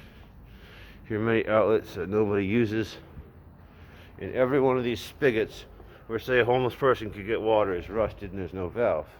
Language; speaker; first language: English; native; English